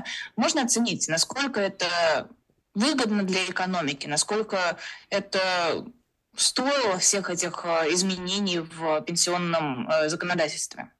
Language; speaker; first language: Russian; native; Russian